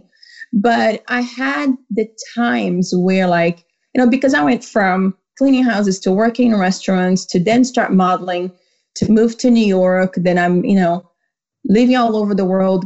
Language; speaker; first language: English; non-native, fluent; Portuguese